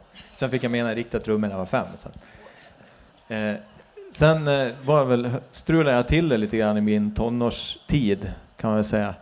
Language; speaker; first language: Swedish; native; Swedish